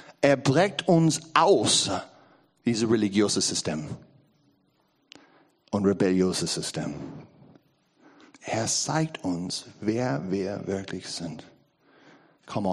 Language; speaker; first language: German; non-native, learner; English